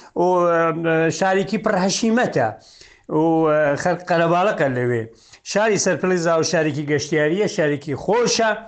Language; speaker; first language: Central Kurdish; non-native, local second language; Southern Kurdish